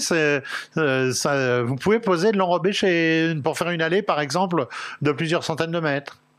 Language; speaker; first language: French; native; French